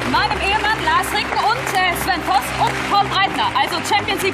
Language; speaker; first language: German; native; German